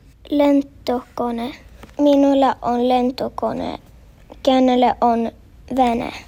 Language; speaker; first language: Finnish; early bilingual, heritage; Finnish